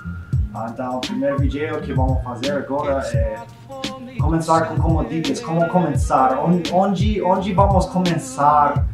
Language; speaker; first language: Portuguese; non-native, learner; English